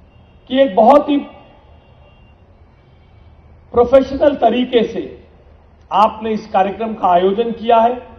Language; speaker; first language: Hindi; native; Hindi